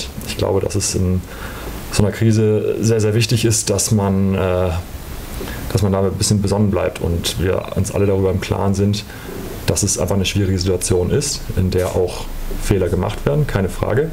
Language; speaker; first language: German; native; German